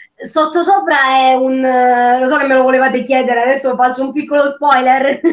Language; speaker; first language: Italian; native; Italian